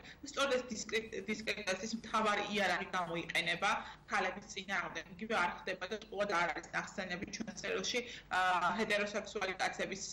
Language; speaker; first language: Georgian; native; Georgian